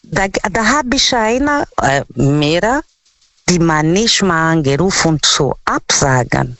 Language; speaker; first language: German; non-native, fluent; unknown